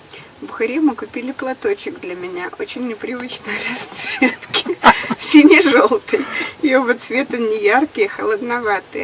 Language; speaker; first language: Russian; native; Russian